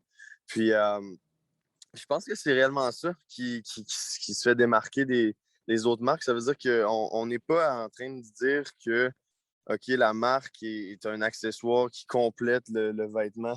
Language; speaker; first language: French; native; French